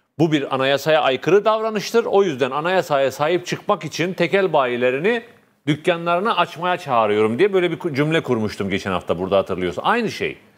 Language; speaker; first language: Turkish; native; Turkish